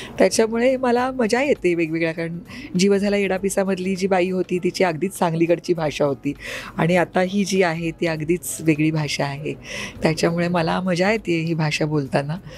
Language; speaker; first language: Marathi; native; Marathi